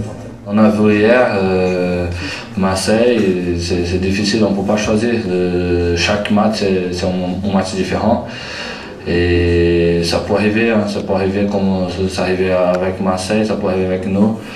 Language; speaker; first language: French; non-native, fluent; Portuguese